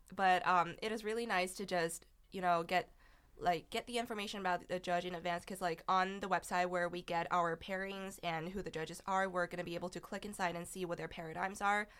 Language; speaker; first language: English; non-native, fluent; Chinese